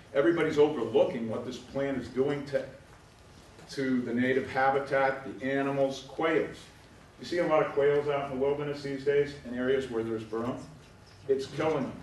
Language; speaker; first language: English; native; English